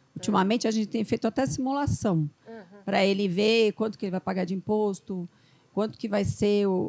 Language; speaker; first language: Portuguese; early bilingual, other home language; Spanish